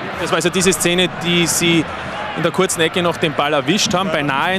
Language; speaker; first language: German; native; German